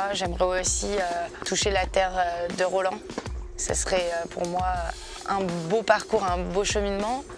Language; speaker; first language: French; native; French